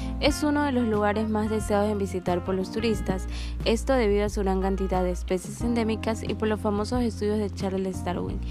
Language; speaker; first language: Spanish; native; Spanish